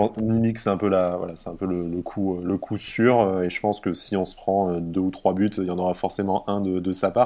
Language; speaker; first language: French; native; French